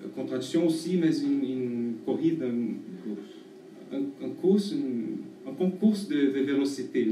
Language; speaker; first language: French; non-native, fluent; Portuguese